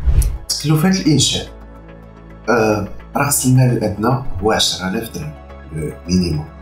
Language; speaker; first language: Arabic; native; Arabic